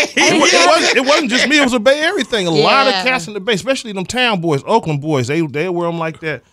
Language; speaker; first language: English; native; English